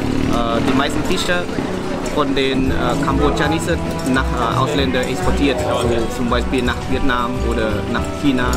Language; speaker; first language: German; non-native, learner; Khmer